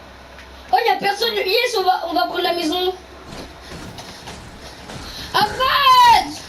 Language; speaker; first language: French; native; French